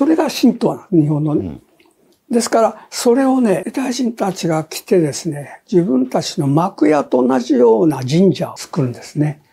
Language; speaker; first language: Japanese; native; Japanese